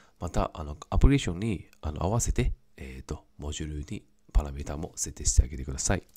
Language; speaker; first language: Japanese; non-native, fluent; Cantonese